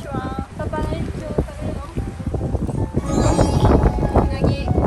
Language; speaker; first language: Japanese; non-native, fluent; French